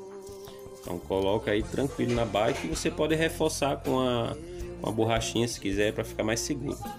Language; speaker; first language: Portuguese; native; Portuguese